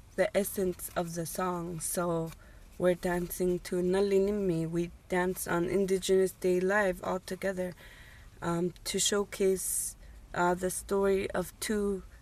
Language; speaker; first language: English; non-native, fluent; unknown